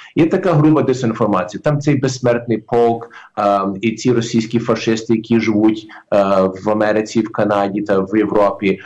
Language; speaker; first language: Ukrainian; early bilingual, heritage; Ukrainian